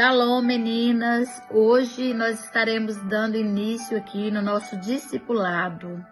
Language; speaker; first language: Portuguese; native; Portuguese